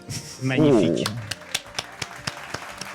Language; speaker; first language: French; native; French